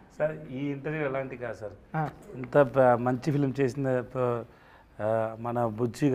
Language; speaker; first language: Telugu; non-native, learner; Tamil